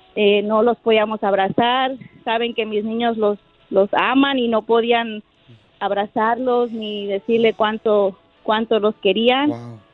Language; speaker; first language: Spanish; native; Spanish